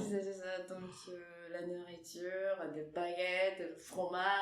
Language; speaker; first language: French; non-native, fluent; Japanese